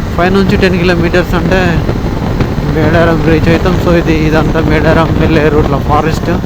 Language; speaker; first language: Telugu; native; Telugu